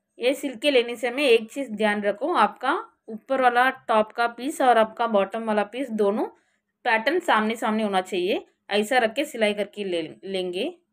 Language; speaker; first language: Hindi; non-native, local second language; Marathi